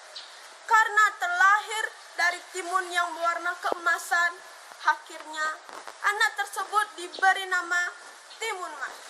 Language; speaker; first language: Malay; non-native, local second language; Balinese